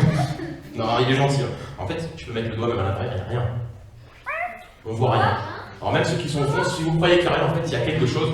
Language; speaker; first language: French; native; French